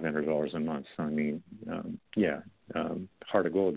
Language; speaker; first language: English; native; English